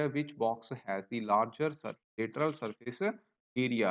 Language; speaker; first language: English; non-native, local second language; Punjabi